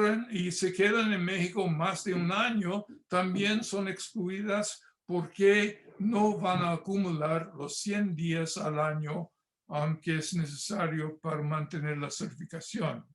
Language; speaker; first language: Spanish; non-native, fluent; English